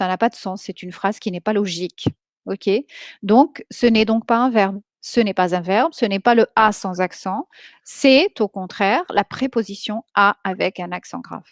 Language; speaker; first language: French; non-native, fluent; Portuguese